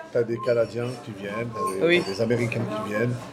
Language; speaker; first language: French; native; French